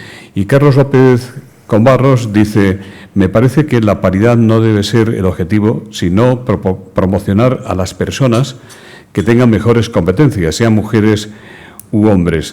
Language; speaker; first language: Spanish; native; Spanish